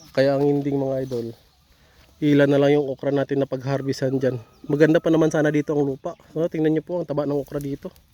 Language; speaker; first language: Filipino; native; Filipino